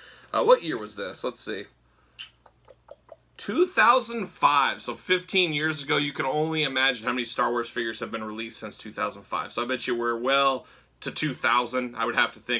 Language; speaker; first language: English; native; English